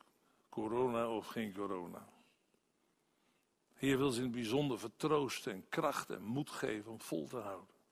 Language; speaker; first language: Dutch; native; Dutch